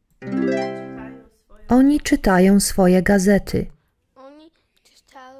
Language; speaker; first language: Polish; non-native, learner; English